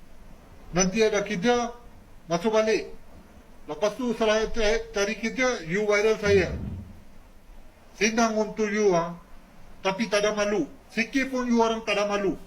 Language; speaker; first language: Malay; non-native, learner; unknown